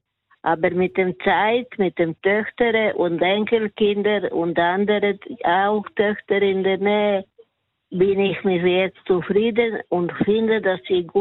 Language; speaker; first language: German; non-native, fluent; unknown